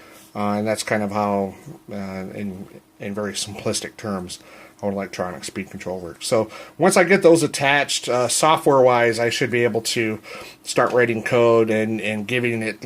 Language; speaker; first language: English; native; English